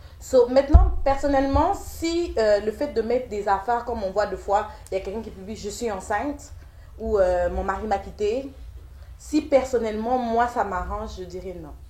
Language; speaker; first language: French; native; French